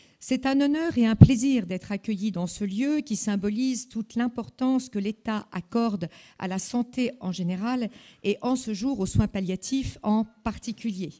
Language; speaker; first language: French; native; French